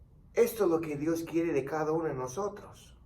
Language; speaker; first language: Spanish; non-native, fluent; English